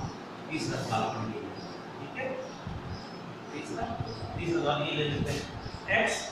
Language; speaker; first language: Hindi; native; Hindi